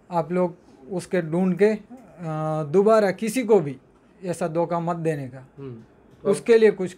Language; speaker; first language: Hindi; non-native, local second language; Malayalam